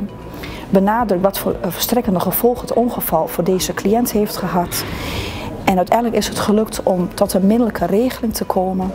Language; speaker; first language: Dutch; native; Dutch